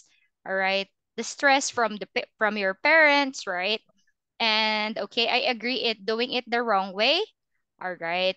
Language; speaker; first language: English; non-native, fluent; Filipino